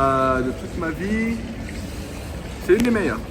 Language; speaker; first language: French; non-native, fluent; English